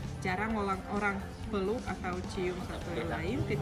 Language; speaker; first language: Indonesian; non-native, fluent; Russian